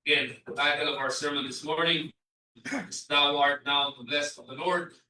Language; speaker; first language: English; non-native, local second language; Filipino